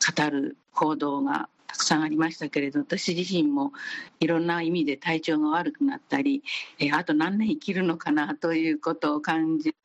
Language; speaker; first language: Japanese; native; Japanese